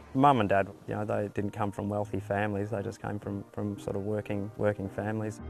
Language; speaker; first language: English; native; English